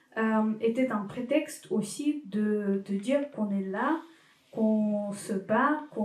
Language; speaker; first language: French; non-native, fluent; Ukrainian